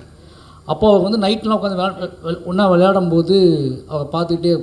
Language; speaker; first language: Tamil; native; Tamil